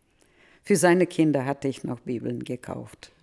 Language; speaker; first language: German; early bilingual, heritage; Russian